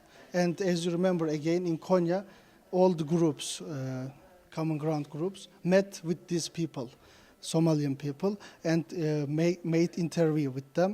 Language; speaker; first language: English; non-native, fluent; Turkish